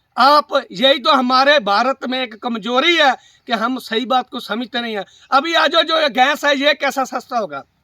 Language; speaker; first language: Hindi; non-native, local second language; Punjabi